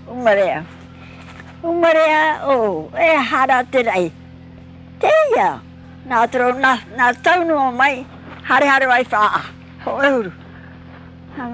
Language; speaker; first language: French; non-native, local second language; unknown